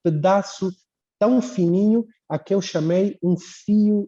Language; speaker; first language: Portuguese; native; Portuguese